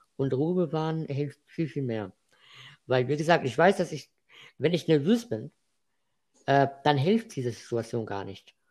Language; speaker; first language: German; non-native, fluent; Arabic